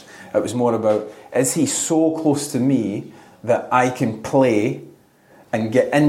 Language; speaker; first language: English; native; English